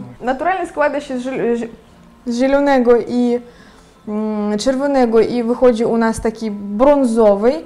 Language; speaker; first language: Polish; non-native, fluent; Ukrainian